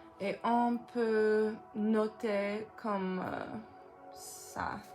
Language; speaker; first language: French; non-native, learner; English